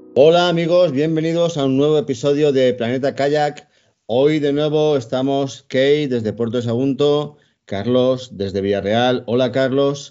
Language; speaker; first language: Spanish; native; Spanish